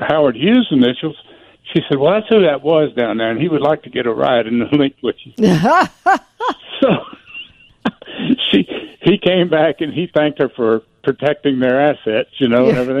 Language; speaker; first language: English; native; English